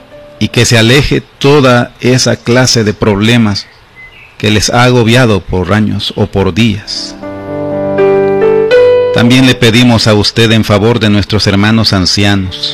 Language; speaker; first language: Spanish; native; Spanish